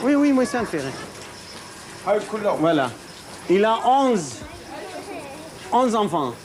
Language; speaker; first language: French; non-native, learner; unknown